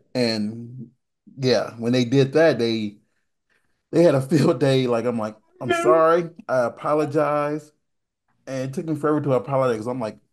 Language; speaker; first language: English; native; English